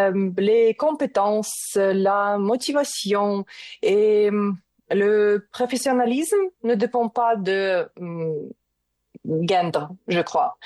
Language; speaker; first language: French; non-native, learner; Ukrainian